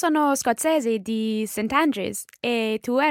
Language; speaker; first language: Italian; non-native, learner; English